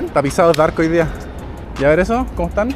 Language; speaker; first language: Spanish; native; Spanish